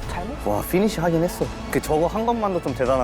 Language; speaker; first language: Korean; native; Korean